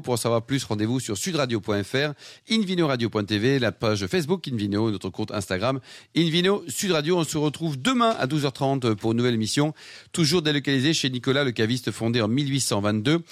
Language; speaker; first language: French; native; French